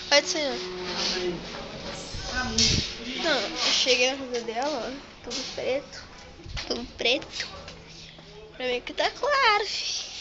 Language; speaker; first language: Portuguese; native; Portuguese